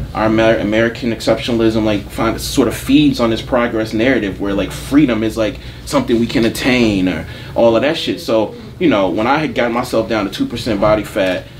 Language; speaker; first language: English; native; English